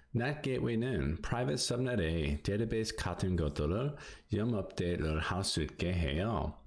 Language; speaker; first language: Korean; non-native, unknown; English